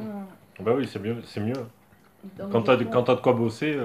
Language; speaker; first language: French; native; French